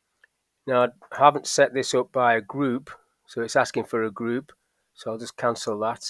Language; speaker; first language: English; native; English